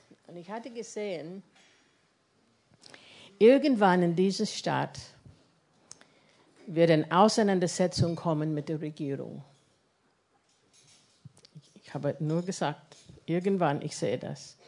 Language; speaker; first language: German; non-native, fluent; English